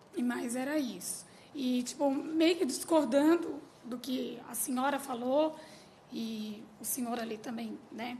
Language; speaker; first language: Portuguese; native; Portuguese